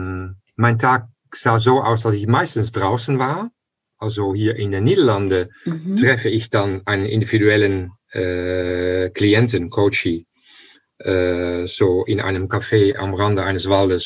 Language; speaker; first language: German; non-native, fluent; Dutch